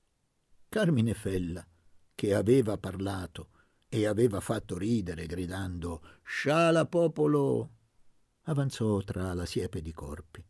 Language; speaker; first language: Italian; native; Italian